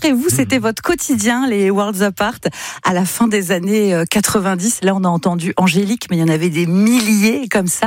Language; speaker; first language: French; native; French